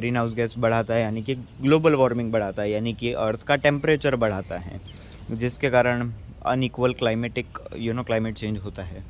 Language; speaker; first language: Hindi; native; Hindi